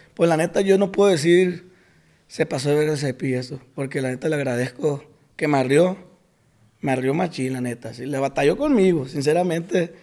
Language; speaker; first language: Spanish; native; Spanish